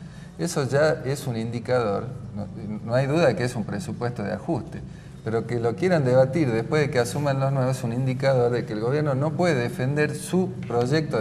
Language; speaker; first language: Spanish; native; Spanish